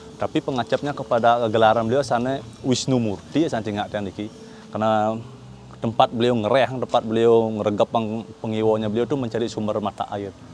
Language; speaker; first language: Indonesian; non-native, local second language; Balinese